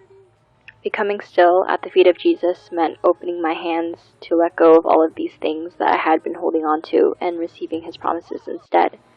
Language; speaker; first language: English; native; English